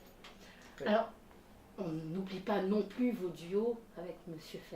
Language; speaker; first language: French; native; French